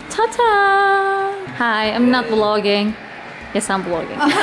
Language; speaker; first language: English; non-native, fluent; Turkish